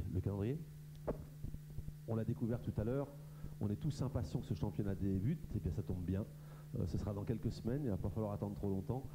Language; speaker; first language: French; native; French